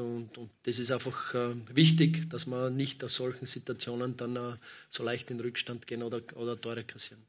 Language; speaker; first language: German; native; German